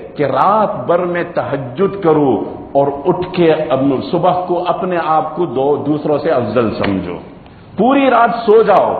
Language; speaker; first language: Urdu; non-native, local second language; Gujarati